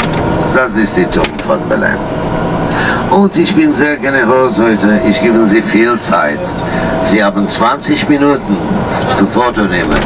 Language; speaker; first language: German; non-native, learner; Portuguese